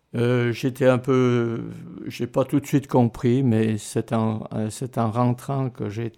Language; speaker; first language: French; native; French